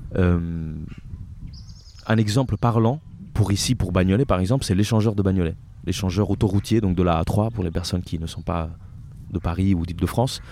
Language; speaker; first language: French; non-native, fluent; Italian